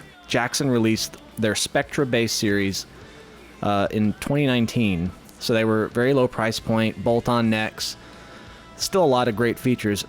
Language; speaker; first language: English; native; English